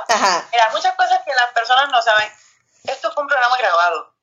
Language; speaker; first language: Spanish; native; Spanish